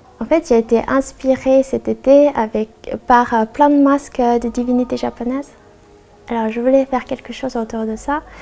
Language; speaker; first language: French; non-native, fluent; Japanese